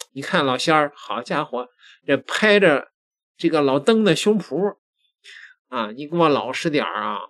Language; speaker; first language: Chinese; native; Chinese